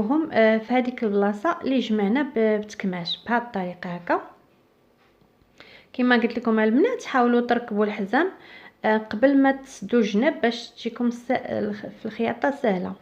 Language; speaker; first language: Arabic; native; Arabic